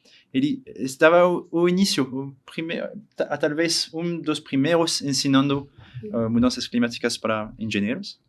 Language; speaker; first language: Portuguese; non-native, learner; French